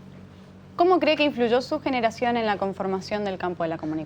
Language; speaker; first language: Spanish; native; Spanish